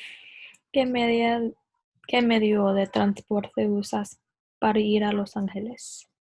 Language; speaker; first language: Spanish; non-native, learner; English